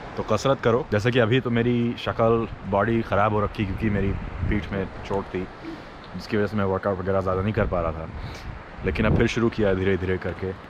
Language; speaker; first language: Hindi; native; Hindi